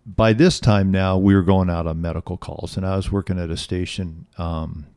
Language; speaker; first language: English; native; English